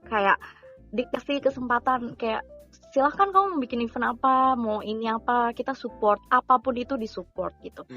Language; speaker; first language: Indonesian; native; Indonesian